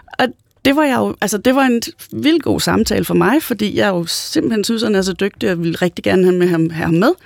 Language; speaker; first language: Danish; native; Danish